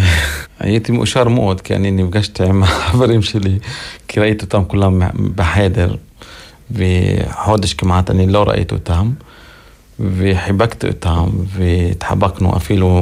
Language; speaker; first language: Hebrew; non-native, local second language; Arabic